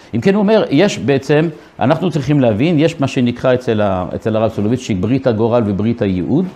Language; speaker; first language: Hebrew; non-native, fluent; French